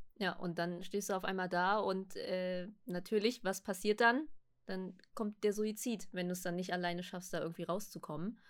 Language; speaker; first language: German; native; German